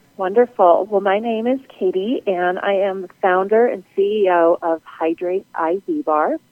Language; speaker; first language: English; native; English